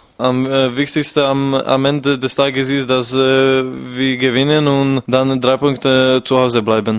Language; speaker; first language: German; non-native, fluent; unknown